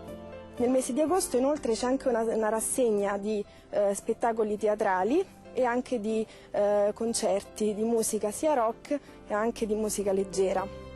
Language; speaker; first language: Italian; native; Italian